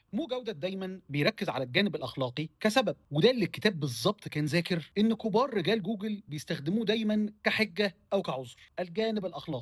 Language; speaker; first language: Arabic; native; Arabic